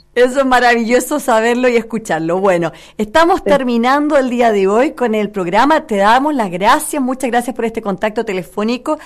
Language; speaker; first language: Spanish; native; Spanish